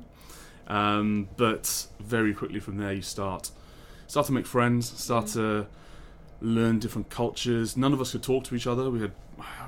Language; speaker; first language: English; native; English